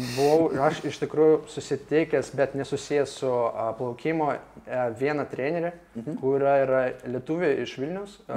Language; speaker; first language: Lithuanian; non-native, local second language; Russian